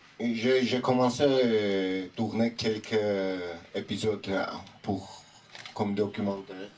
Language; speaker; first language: French; non-native, fluent; Armenian